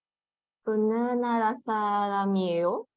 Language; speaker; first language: Korean; non-native, learner; Indonesian